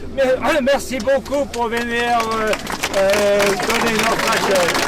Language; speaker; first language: French; non-native, learner; English